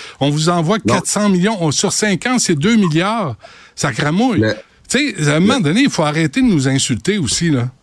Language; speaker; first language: French; native; French